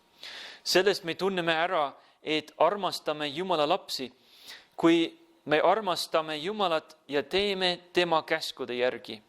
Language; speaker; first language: Estonian; non-native, fluent; English